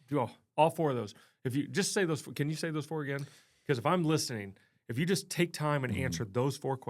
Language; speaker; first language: English; native; English